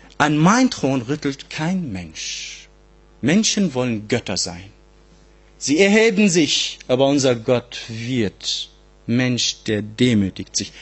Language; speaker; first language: German; non-native, fluent; Arabic